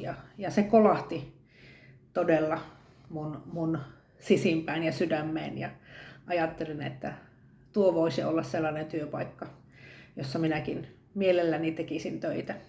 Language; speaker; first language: Finnish; native; Finnish